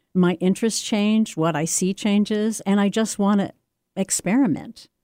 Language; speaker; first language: English; native; English